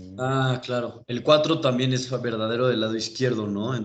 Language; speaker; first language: Spanish; native; Spanish